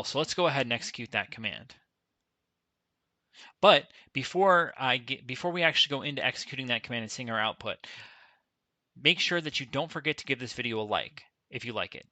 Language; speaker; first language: English; native; English